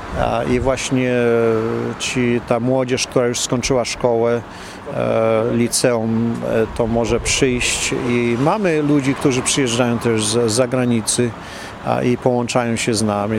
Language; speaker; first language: Polish; early bilingual, heritage; Polish